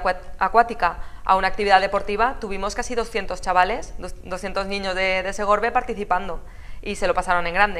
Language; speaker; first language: Spanish; native; Spanish